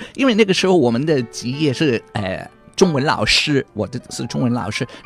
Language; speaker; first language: Chinese; non-native, local second language; Cantonese